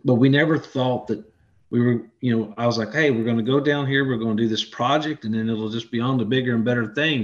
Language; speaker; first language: English; native; English